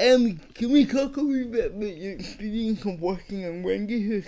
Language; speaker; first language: English; native; English